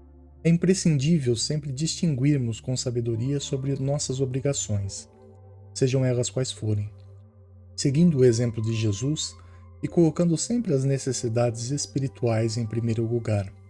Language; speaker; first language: Portuguese; native; Portuguese